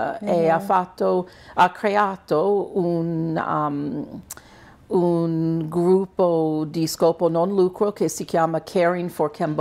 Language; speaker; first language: Italian; non-native, fluent; English